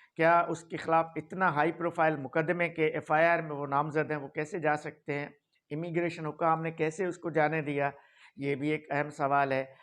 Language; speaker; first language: Urdu; non-native, local second language; Sindhi